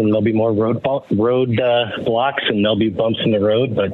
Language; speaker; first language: English; native; English